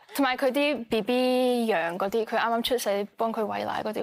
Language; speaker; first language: Cantonese; early bilingual, heritage; Cantonese